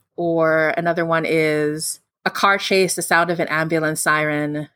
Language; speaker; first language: English; non-native, local second language; Filipino